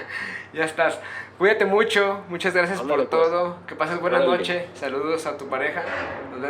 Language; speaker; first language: Spanish; native; Spanish